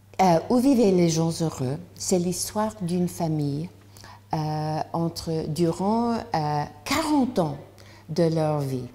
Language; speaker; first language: French; non-native, learner; English